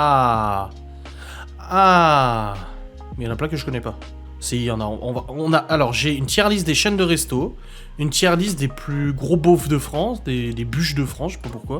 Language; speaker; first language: French; native; French